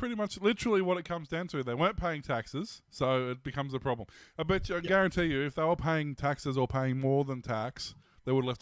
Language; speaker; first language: English; native; English